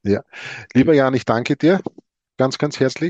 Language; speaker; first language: German; native; German